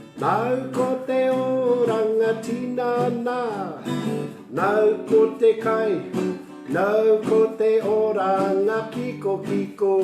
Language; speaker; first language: Māori; non-native, local second language; English